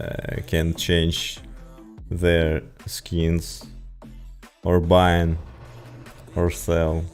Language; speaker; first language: English; non-native, learner; Ukrainian